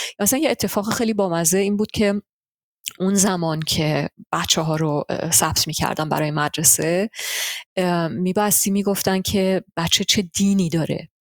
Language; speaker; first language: Persian; early bilingual, heritage; Persian